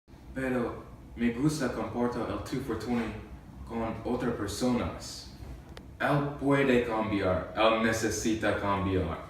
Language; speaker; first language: Spanish; non-native, learner; English